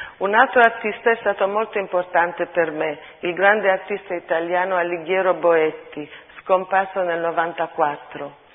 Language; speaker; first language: Italian; early bilingual, other home language; Armenian